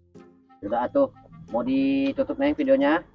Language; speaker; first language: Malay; non-native, local second language; Sundanese